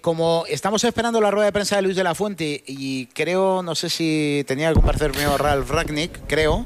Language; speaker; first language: Spanish; native; Spanish